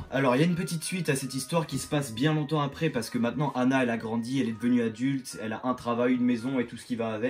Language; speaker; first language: French; native; French